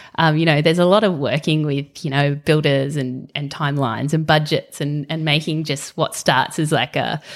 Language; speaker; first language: English; native; English